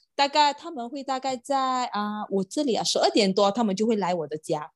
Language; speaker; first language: Chinese; non-native, local second language; Malay